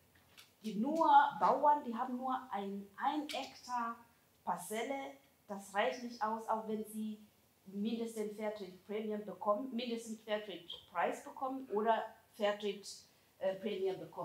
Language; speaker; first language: German; non-native, fluent; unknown